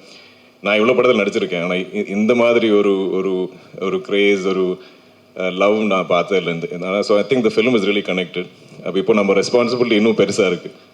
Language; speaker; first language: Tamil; non-native, local second language; Malayalam